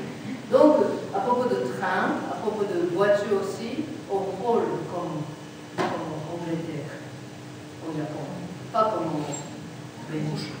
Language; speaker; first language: French; non-native, learner; Japanese